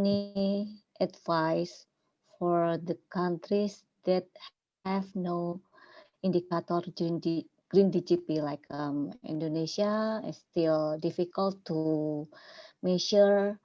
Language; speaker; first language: English; non-native, learner; Indonesian